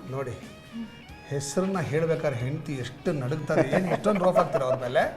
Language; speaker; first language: Kannada; native; Kannada